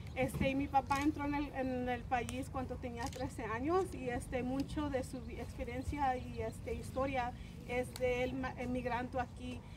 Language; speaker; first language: Spanish; early bilingual, other home language; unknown